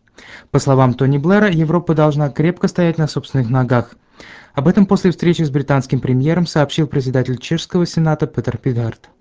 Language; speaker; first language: Russian; native; Russian